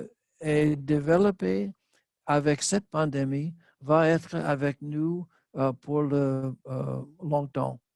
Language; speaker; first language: French; non-native, learner; English